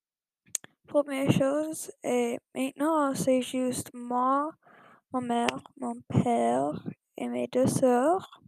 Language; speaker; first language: French; non-native, learner; English